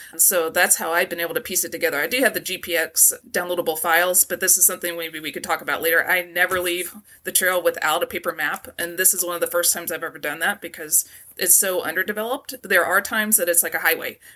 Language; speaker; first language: English; native; English